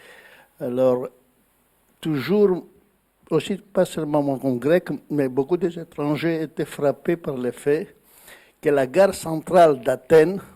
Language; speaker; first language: French; non-native, fluent; Greek